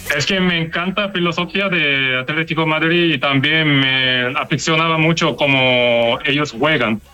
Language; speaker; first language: Spanish; non-native, learner; Korean